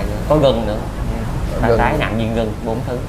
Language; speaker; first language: Vietnamese; native; Vietnamese